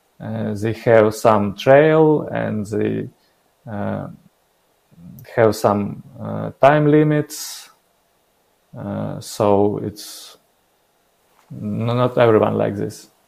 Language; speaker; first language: English; non-native, learner; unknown